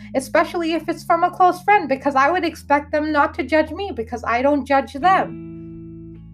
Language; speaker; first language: English; early bilingual, other home language; Hindi